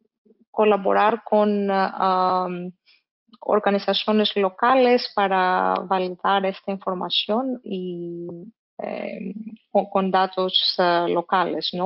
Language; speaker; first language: Spanish; non-native, fluent; English